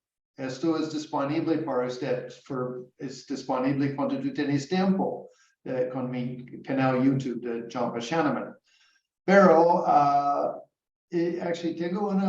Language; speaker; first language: Spanish; non-native, learner; English